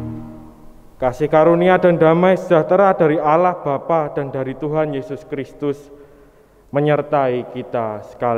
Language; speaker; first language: Indonesian; non-native, local second language; Javanese